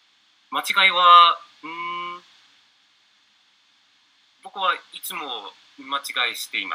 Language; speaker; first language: Japanese; non-native, learner; English